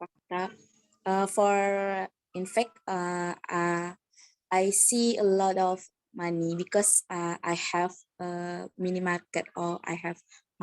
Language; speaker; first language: English; non-native, learner; Indonesian